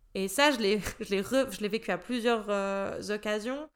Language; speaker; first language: French; native; French